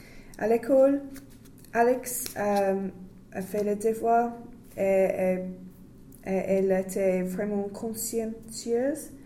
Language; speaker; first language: French; non-native, learner; English